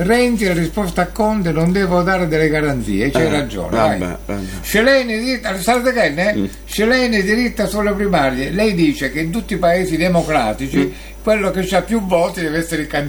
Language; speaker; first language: Italian; native; Italian